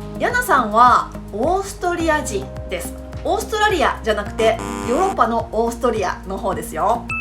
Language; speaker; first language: Japanese; native; Japanese